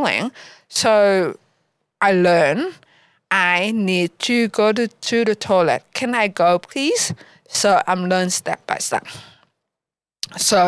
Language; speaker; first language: English; non-native, learner; Vietnamese